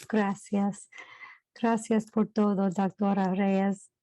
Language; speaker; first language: Spanish; non-native, fluent; English